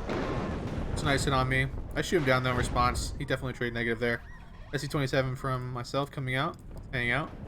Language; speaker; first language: English; native; English